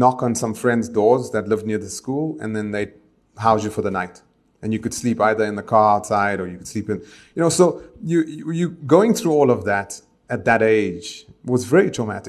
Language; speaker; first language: English; native; English